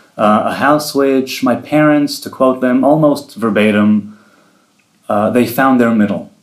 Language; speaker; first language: English; early bilingual, other home language; Hebrew